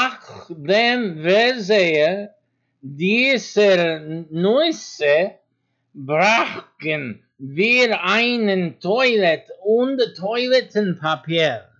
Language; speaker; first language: German; non-native, learner; English